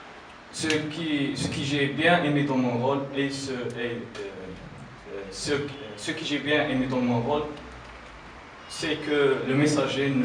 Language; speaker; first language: French; non-native, learner; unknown